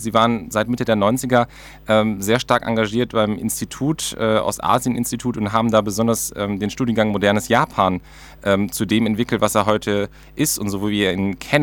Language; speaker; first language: German; native; German